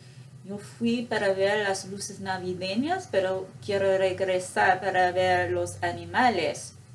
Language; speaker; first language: Spanish; non-native, fluent; English